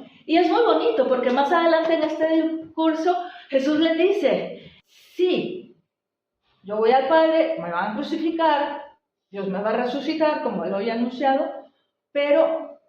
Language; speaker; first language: Spanish; native; Spanish